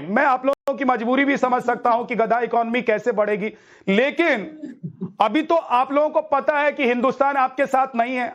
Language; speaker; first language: Hindi; native; Hindi